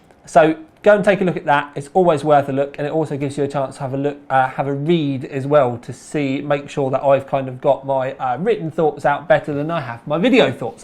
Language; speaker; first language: English; native; English